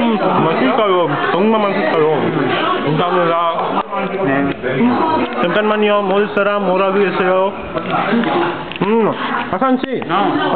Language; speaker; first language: Korean; non-native, learner; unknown